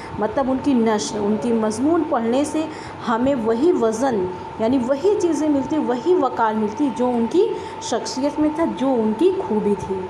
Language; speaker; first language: Urdu; native; Urdu